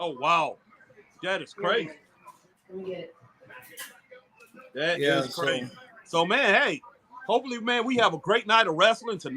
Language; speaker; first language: English; native; English